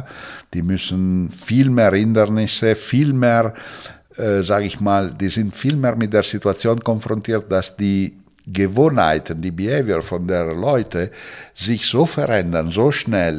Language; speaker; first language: German; non-native, fluent; Italian